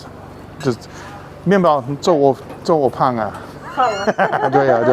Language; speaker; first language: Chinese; non-native, learner; English